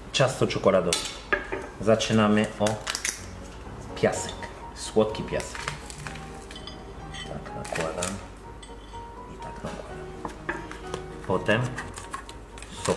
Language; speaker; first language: Polish; non-native, learner; French